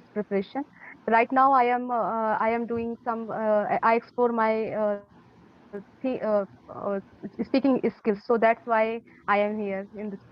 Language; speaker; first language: English; non-native, learner; Hindi